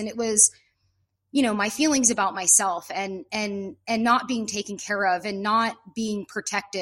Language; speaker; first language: English; native; English